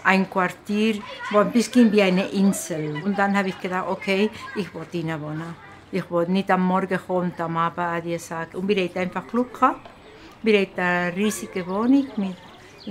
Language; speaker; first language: German; non-native, learner; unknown